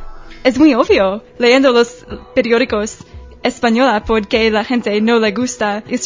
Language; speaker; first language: Spanish; non-native, learner; English